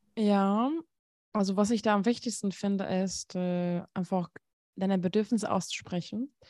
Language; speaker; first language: German; non-native, fluent; Hungarian